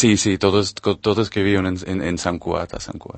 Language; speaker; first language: Catalan; non-native, fluent; Spanish